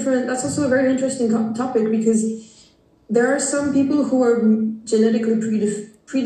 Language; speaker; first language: English; non-native, fluent; Portuguese